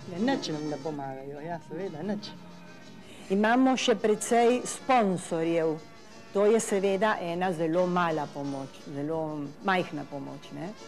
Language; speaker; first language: Slovenian; early bilingual, heritage; Slovenian